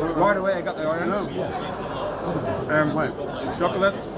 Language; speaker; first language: English; non-native, fluent; Dutch